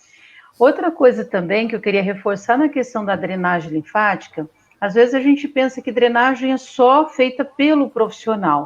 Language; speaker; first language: Portuguese; native; Portuguese